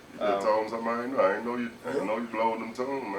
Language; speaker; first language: English; native; English